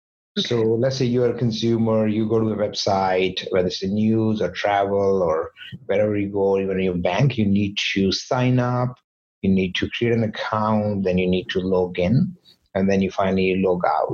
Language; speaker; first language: English; non-native, local second language; Hindi